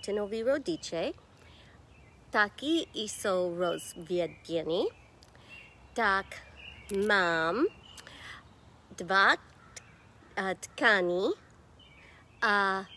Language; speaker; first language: Czech; non-native, learner; English